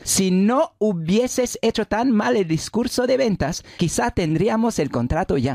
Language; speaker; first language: Spanish; non-native, fluent; English